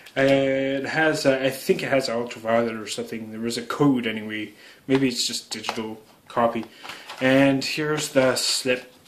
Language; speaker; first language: English; native; English